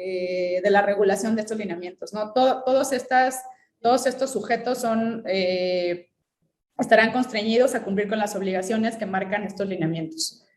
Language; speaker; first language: Spanish; native; Spanish